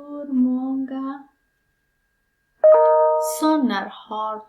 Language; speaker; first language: Swedish; non-native, fluent; Persian